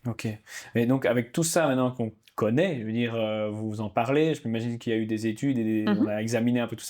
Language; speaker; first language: French; native; French